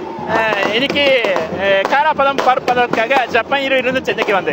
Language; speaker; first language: Tamil; non-native, learner; Japanese